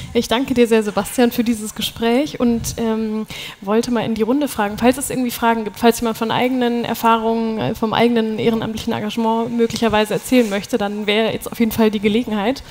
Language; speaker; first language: German; native; German